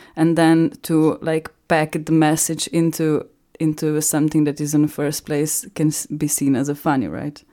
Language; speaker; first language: English; non-native, fluent; Slovenian